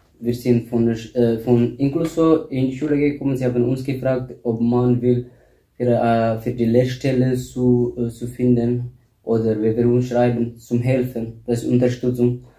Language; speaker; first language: German; non-native, learner; Tigrinya